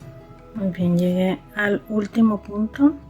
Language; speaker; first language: Spanish; native; Spanish